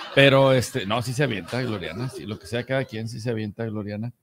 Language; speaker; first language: Spanish; native; Spanish